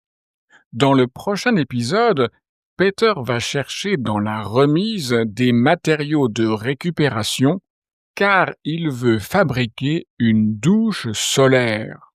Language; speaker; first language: French; native; French